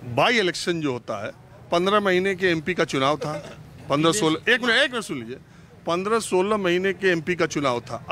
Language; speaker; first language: Hindi; native; Hindi